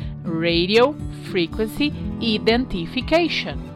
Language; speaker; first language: English; non-native, fluent; Portuguese